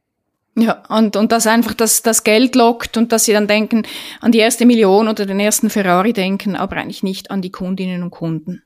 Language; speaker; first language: German; native; German